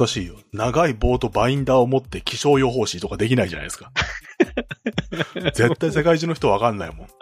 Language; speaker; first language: Japanese; native; Japanese